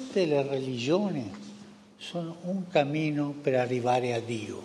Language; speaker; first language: Italian; early bilingual, heritage; Spanish